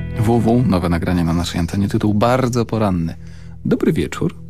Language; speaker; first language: Polish; native; Polish